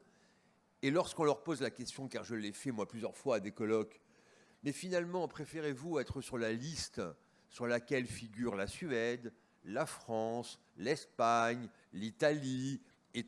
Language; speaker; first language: French; native; French